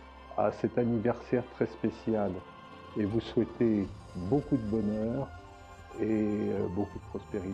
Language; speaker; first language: French; early bilingual, heritage; French